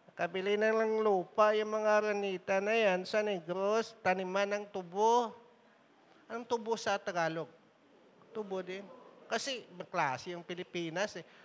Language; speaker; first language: Filipino; non-native, local second language; Hiligaynon